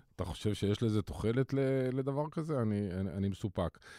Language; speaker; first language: Hebrew; non-native, fluent; English